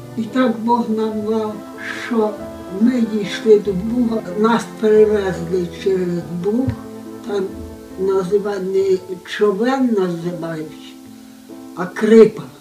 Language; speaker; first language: Ukrainian; native; Ukrainian